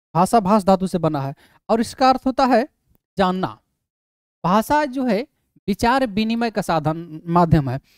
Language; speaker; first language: Hindi; native; Hindi